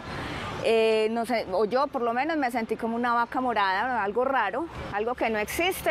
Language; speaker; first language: Spanish; native; Spanish